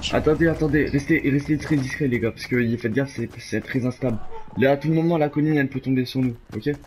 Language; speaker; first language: French; native; French